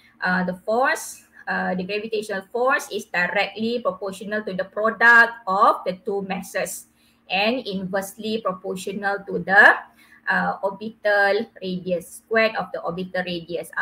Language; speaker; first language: English; non-native, local second language; Malay